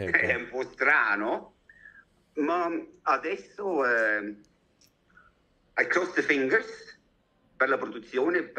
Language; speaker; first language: Italian; non-native, learner; German